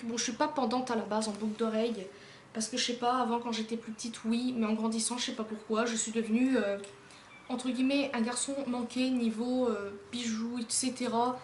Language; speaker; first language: French; native; French